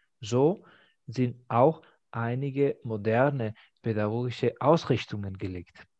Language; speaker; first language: German; non-native, fluent; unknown